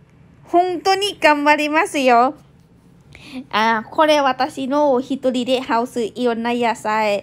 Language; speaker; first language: Japanese; non-native, learner; Thai